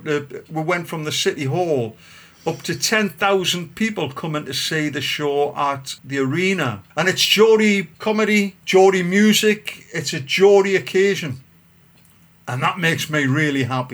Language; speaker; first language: English; native; English